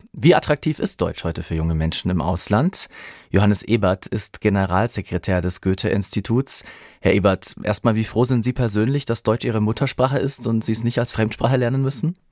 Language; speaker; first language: German; native; German